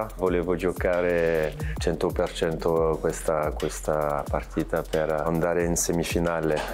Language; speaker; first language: Italian; non-native, fluent; French